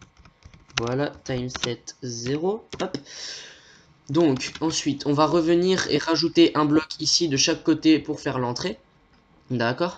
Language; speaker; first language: French; native; French